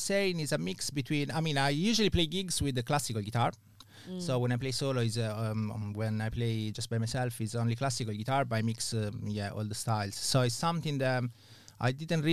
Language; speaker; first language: English; non-native, fluent; Italian